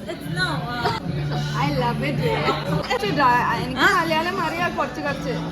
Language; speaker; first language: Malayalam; non-native, learner; Telugu